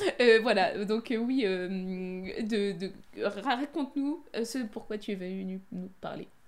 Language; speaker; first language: French; native; French